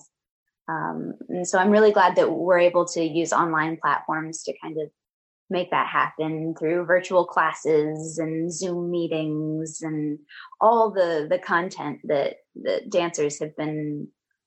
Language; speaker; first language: English; native; English